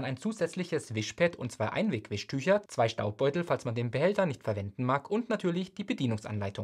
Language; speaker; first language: German; native; German